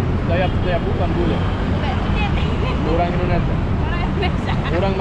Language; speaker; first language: Indonesian; non-native, learner; German